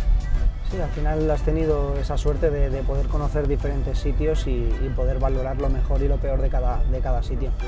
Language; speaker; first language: Spanish; native; Spanish